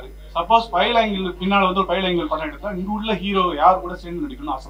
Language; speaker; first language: Tamil; native; Tamil